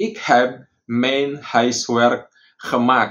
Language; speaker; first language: Dutch; non-native, fluent; Indonesian